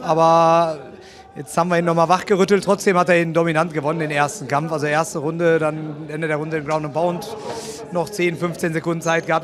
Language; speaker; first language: German; native; German